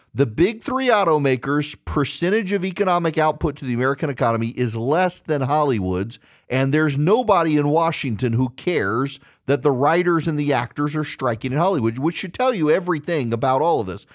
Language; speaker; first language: English; native; English